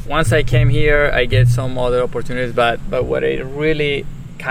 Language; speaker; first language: English; non-native, fluent; Spanish